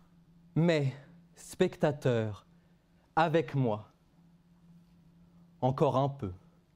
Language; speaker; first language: French; native; French